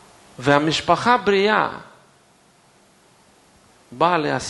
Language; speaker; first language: Hebrew; non-native, fluent; Russian